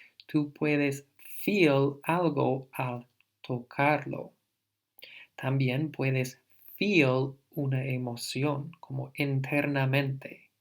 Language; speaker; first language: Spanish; non-native, fluent; English